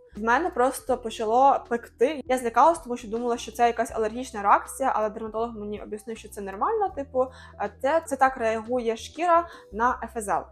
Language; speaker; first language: Ukrainian; non-native, local second language; Russian